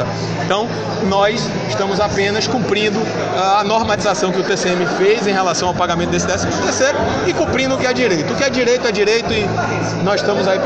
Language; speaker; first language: Portuguese; native; Portuguese